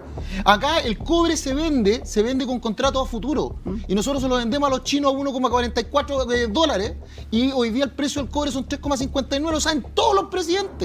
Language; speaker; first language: Spanish; native; Spanish